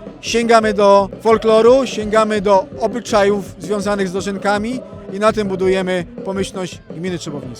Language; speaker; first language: Polish; native; Polish